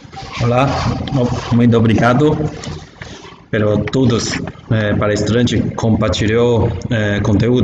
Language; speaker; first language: Portuguese; non-native, learner; Chinese